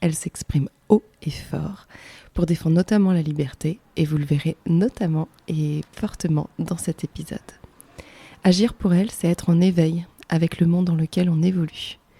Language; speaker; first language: French; native; French